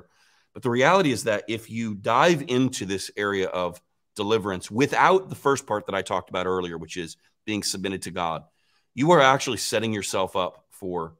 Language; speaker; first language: English; native; English